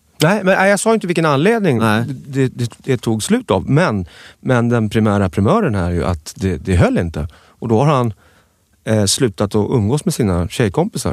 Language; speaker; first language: Swedish; native; Swedish